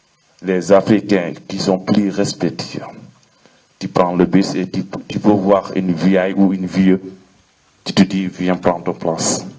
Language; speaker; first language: French; non-native, learner; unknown